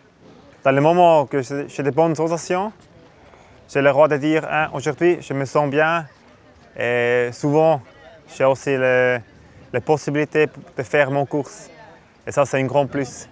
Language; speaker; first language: French; non-native, fluent; German